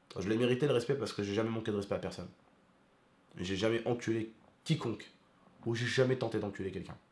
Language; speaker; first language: French; early bilingual, other home language; Arabic